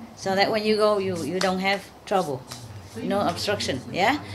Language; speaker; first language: English; non-native, fluent; Vietnamese